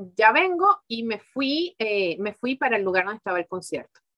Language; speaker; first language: Spanish; native; Spanish